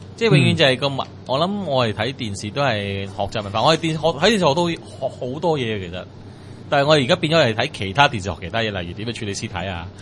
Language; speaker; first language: Chinese; non-native, local second language; Cantonese